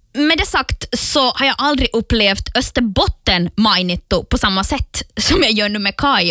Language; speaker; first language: Swedish; native; Swedish